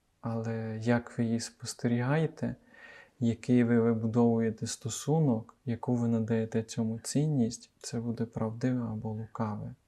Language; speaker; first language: Ukrainian; native; Ukrainian